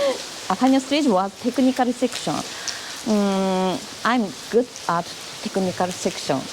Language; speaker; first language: English; non-native, learner; Japanese